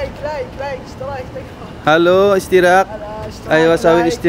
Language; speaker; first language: Arabic; non-native, learner; Filipino